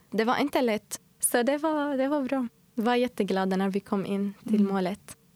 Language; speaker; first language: Swedish; non-native, fluent; Arabic